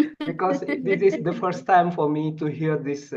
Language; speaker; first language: English; non-native, fluent; Indonesian